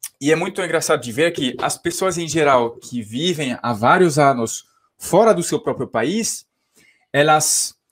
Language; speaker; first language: Portuguese; non-native, fluent; French